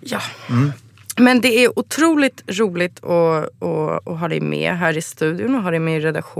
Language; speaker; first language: Swedish; native; Swedish